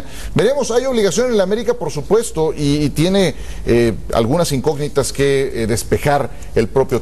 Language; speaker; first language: Spanish; native; Spanish